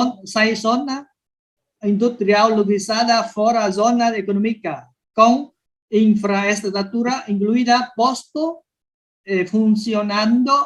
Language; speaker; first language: Portuguese; non-native, learner; Vietnamese